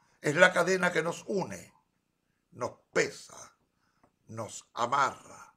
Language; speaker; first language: Spanish; native; Spanish